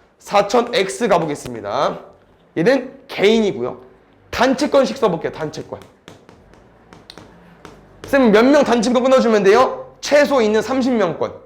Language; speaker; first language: Korean; native; Korean